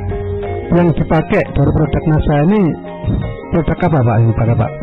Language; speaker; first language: Indonesian; native; Indonesian